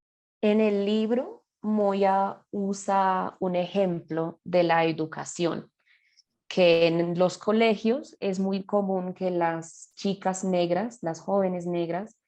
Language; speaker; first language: Spanish; non-native, fluent; English